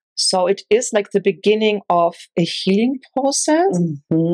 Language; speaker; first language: English; non-native, fluent; German